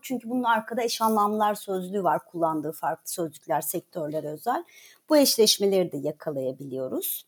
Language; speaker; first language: Turkish; native; Turkish